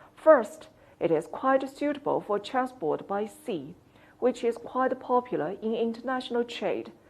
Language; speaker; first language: English; non-native, fluent; Chinese